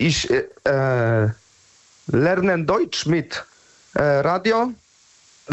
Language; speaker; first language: German; non-native, learner; Polish